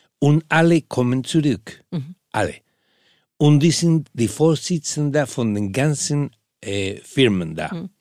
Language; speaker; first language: German; non-native, fluent; Spanish